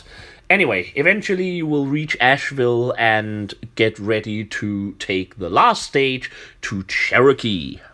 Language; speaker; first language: English; non-native, fluent; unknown